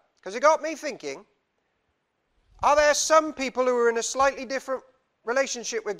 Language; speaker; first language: English; native; English